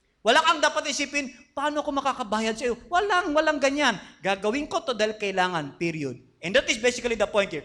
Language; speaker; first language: Filipino; non-native, fluent; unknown